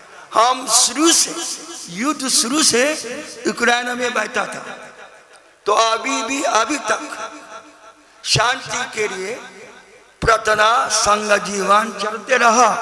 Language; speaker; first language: Hindi; non-native, learner; Japanese